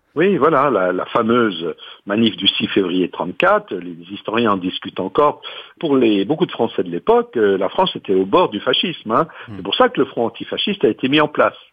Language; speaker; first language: French; native; French